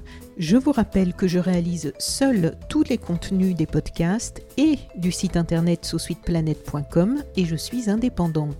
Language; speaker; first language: French; native; French